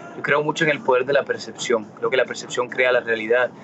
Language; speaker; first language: Spanish; early bilingual, heritage; Spanish